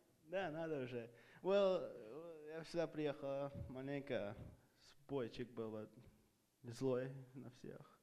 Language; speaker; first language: Russian; early bilingual, heritage; Russian